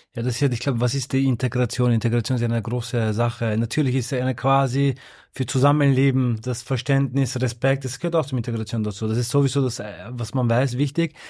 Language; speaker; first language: German; early bilingual, other home language; Turkish